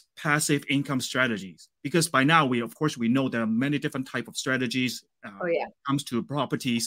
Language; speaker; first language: English; non-native, local second language; Cantonese